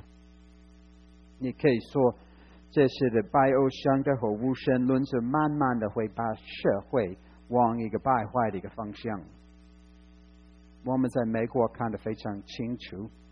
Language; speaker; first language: Chinese; non-native, fluent; English